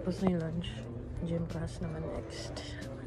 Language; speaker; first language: Filipino; native; Filipino